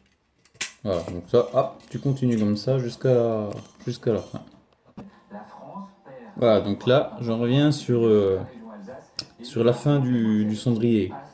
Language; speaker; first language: French; native; French